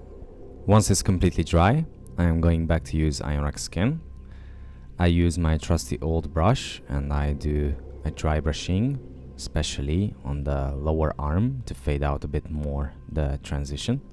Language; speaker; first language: English; non-native, fluent; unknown